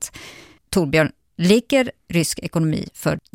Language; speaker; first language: Swedish; native; Swedish